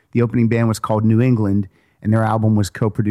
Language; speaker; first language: English; native; English